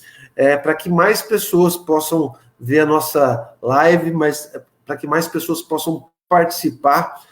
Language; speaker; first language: Portuguese; native; Portuguese